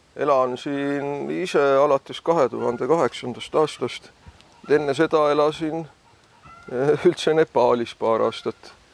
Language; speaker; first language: Estonian; native; Estonian